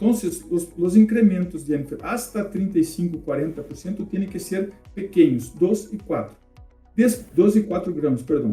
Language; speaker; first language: Spanish; non-native, fluent; Portuguese